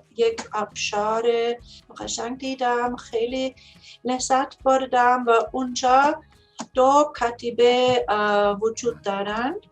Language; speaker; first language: Persian; non-native, learner; German